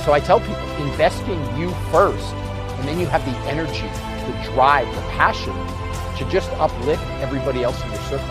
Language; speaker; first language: English; native; English